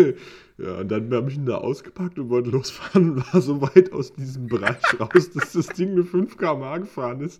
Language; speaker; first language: German; native; German